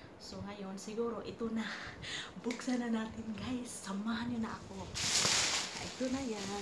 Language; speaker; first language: Filipino; non-native, local second language; Cebuano